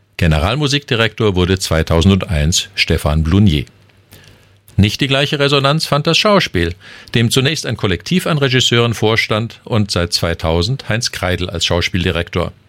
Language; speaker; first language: German; native; German